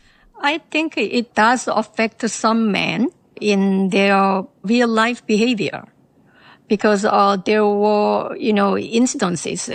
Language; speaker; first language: English; non-native, fluent; Korean